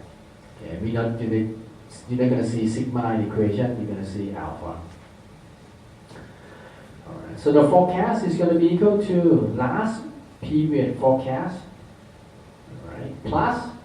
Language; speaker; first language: English; non-native, fluent; Thai